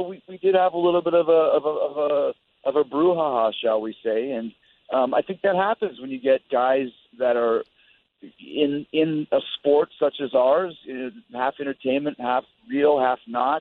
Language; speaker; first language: English; native; English